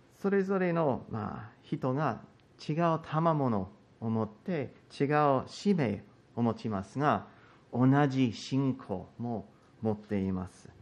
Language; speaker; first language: Japanese; non-native, fluent; English